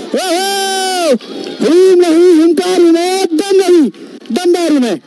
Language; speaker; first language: Hindi; non-native, local second language; Marathi